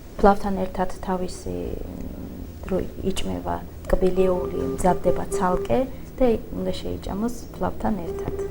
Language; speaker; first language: Georgian; non-native, local second language; Azerbaijani